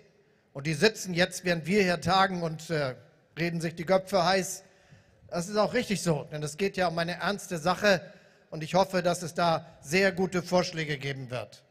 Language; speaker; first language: German; native; German